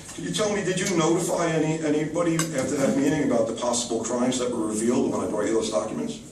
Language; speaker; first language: English; native; English